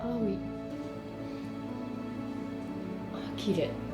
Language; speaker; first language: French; non-native, learner; Japanese